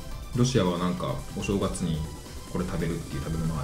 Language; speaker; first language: Japanese; native; Japanese